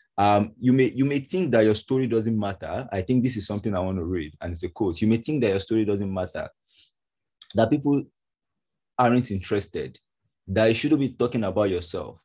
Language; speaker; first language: English; non-native, local second language; Yoruba